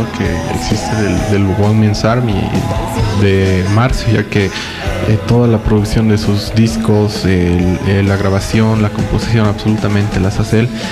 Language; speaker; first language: Spanish; native; Spanish